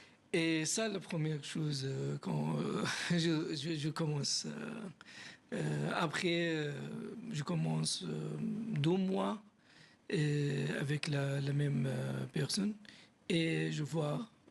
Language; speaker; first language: French; non-native, learner; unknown